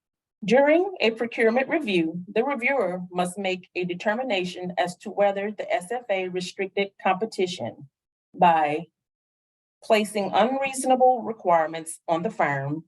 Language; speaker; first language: English; native; English